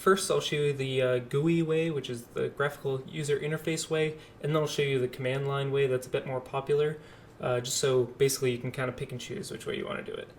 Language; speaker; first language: English; native; English